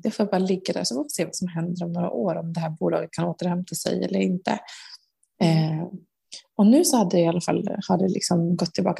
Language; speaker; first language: Swedish; native; Swedish